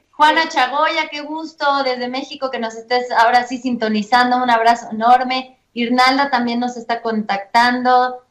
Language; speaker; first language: Spanish; native; Spanish